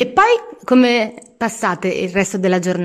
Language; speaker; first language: Italian; native; Italian